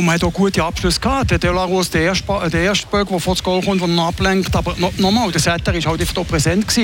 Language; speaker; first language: German; native; German